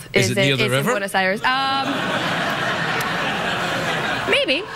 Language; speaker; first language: English; non-native, fluent; Spanish